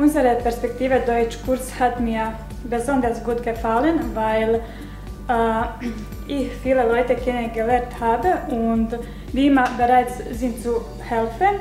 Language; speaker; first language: German; non-native, learner; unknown